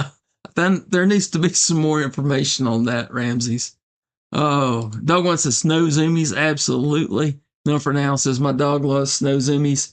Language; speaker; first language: English; native; English